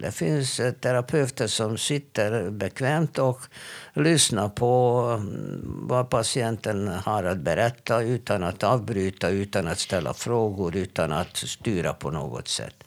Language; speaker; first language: Swedish; non-native, fluent; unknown